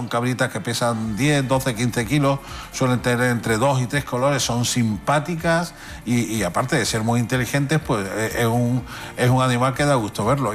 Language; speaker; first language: Spanish; native; Spanish